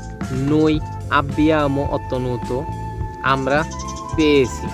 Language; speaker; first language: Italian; non-native, learner; Bangla